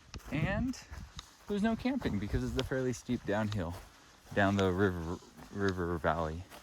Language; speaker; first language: English; native; English